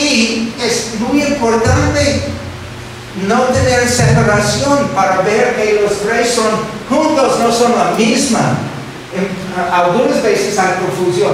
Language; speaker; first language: Spanish; non-native, fluent; English